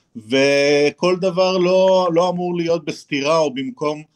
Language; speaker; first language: Hebrew; native; Hebrew